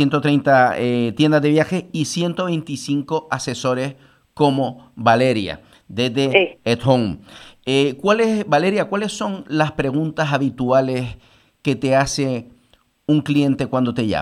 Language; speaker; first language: Spanish; native; Spanish